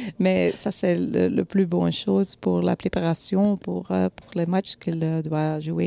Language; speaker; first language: French; non-native, local second language; Dutch